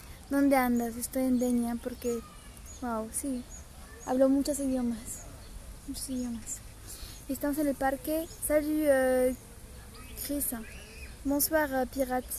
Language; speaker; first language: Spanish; non-native, fluent; Bulgarian